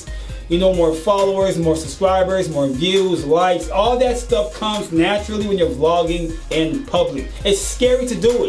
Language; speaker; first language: English; native; English